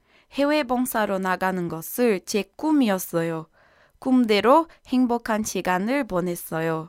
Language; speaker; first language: Korean; non-native, learner; Portuguese